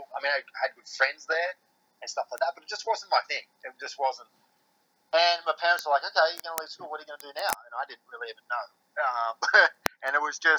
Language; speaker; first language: English; native; English